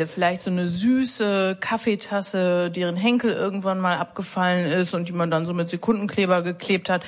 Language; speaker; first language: German; native; German